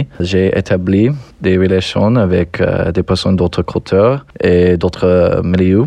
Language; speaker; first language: French; non-native, fluent; English